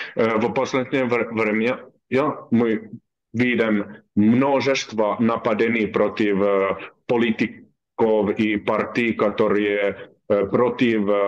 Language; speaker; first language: Russian; non-native, learner; Finnish